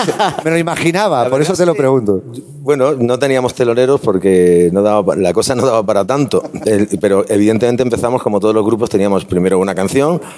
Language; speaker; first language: Spanish; native; Spanish